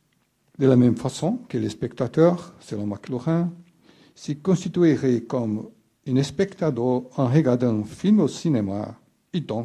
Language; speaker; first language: French; non-native, fluent; Portuguese